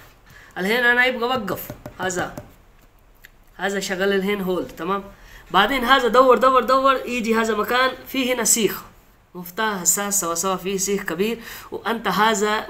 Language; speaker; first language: Arabic; non-native, learner; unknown